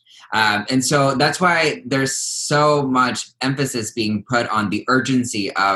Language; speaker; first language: English; native; English